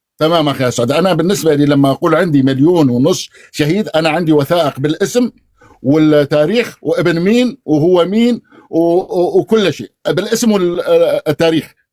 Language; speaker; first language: Arabic; native; Arabic